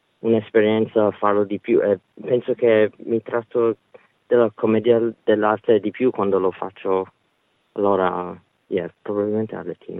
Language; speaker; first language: Italian; early bilingual, heritage; Italian